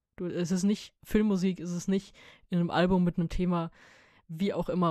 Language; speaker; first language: German; native; German